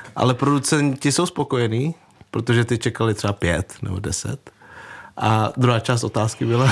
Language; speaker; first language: Czech; early bilingual, other home language; Vietnamese